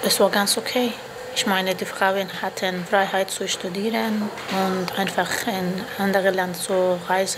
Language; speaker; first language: German; non-native, fluent; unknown